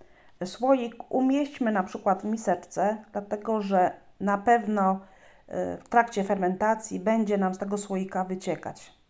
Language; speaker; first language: Polish; native; Polish